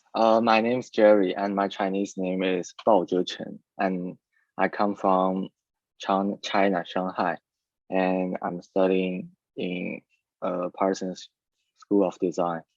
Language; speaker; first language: English; non-native, learner; Chinese